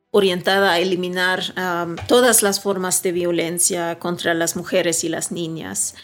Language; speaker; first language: Spanish; early bilingual, heritage; Swedish